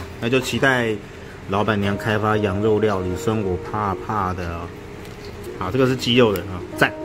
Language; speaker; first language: Chinese; native; Chinese